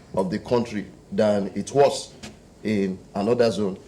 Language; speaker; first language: English; non-native, local second language; Yoruba